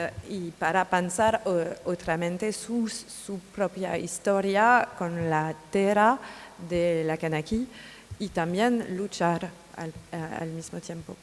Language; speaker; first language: Spanish; non-native, learner; French